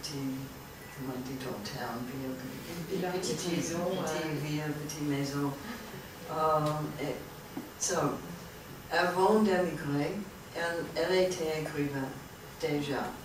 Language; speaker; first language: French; non-native, learner; English